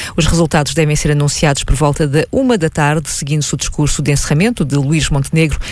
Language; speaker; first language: Portuguese; native; Portuguese